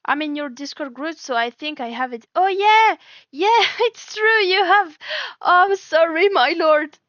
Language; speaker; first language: English; non-native, learner; French